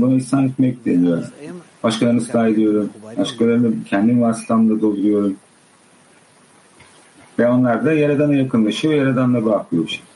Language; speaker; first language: Turkish; native; Turkish